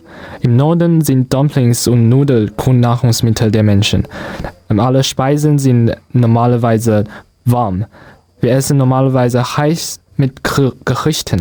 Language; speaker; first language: German; non-native, learner; Chinese